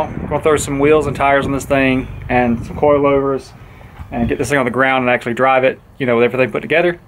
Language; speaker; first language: English; native; English